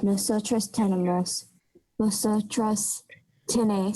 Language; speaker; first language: Spanish; non-native, learner; English